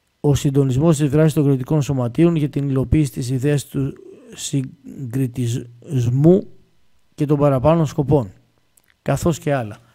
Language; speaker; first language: Greek; native; Greek